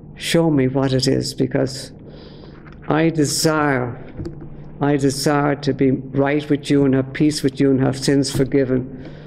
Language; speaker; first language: English; native; English